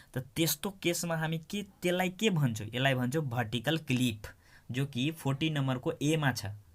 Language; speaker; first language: Nepali; non-native, local second language; Maithili